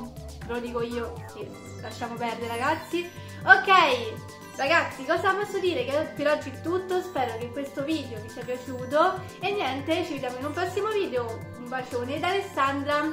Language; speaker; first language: Italian; native; Italian